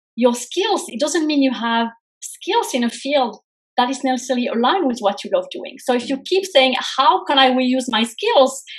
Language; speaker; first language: English; non-native, fluent; French